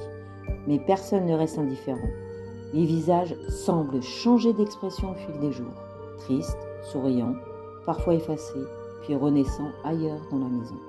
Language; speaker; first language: French; native; French